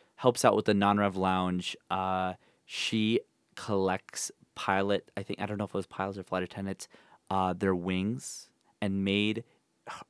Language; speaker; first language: English; native; English